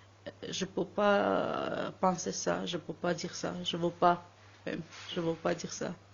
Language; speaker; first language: French; non-native, learner; Armenian